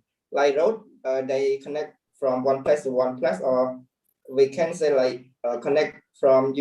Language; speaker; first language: English; non-native, learner; Khmer